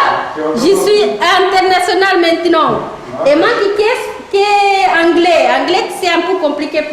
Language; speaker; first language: French; non-native, learner; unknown